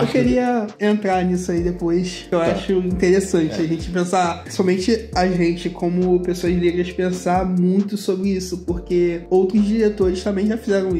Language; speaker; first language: Portuguese; native; Portuguese